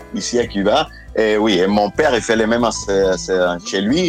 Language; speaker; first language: French; non-native, fluent; Spanish